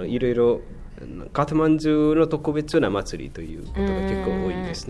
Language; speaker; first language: Japanese; non-native, fluent; Newari